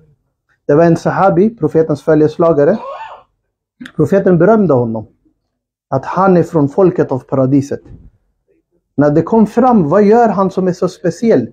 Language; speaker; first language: Swedish; non-native, fluent; Urdu